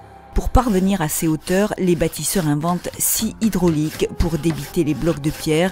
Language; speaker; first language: French; native; French